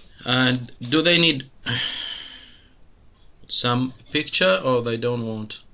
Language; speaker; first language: English; non-native, fluent; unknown